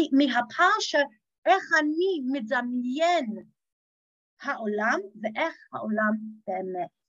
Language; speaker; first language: Hebrew; non-native, fluent; English